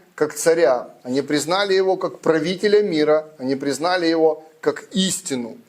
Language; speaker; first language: Russian; non-native, local second language; Ukrainian